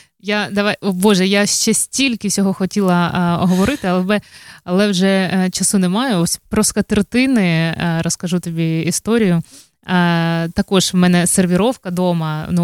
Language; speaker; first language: Ukrainian; native; Ukrainian